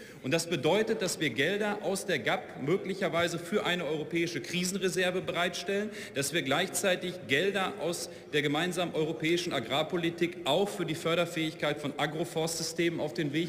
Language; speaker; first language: German; native; German